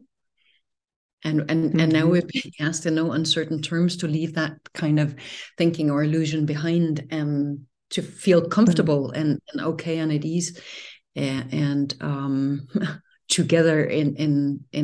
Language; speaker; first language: English; non-native, fluent; Danish